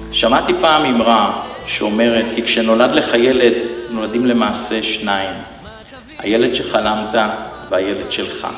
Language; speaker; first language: Hebrew; native; Hebrew